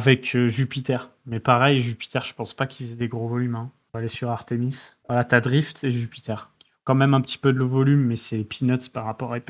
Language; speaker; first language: French; native; French